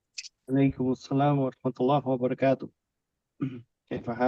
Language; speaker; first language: Arabic; non-native, fluent; Indonesian